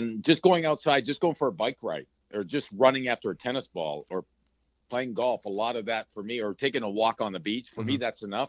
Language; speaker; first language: English; native; English